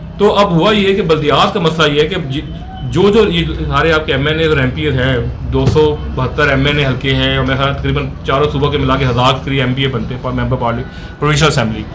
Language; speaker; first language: Urdu; non-native, local second language; Punjabi